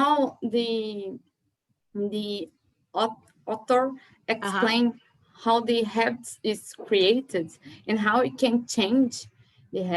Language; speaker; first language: English; non-native, learner; Portuguese